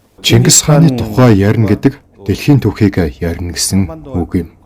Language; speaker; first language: Mongolian; native; Mongolian